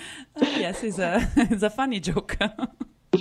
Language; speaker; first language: English; non-native, fluent; Italian